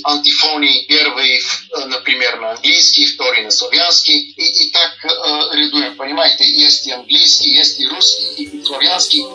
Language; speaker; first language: Russian; non-native, learner; Bulgarian